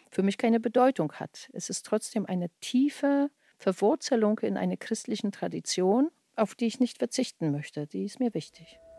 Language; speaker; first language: German; early bilingual, other home language; Polish